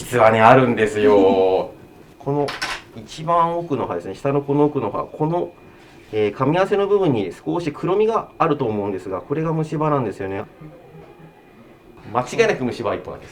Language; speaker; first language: Japanese; native; Japanese